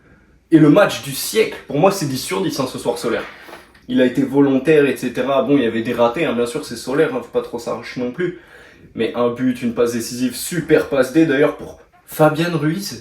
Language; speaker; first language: French; native; French